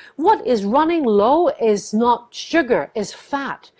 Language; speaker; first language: English; non-native, local second language; Cantonese